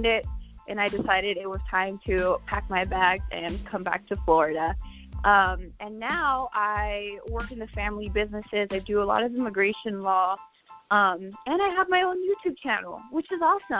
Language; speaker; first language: English; native; English